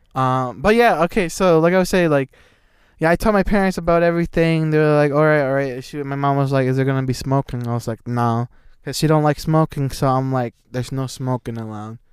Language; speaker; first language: English; native; English